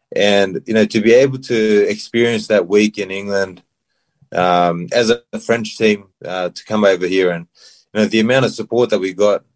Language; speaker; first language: English; early bilingual, other home language; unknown